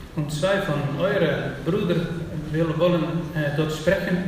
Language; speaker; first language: German; non-native, learner; Dutch